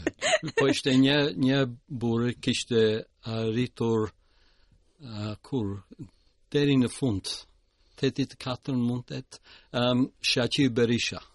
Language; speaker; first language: Albanian; early bilingual, heritage; Albanian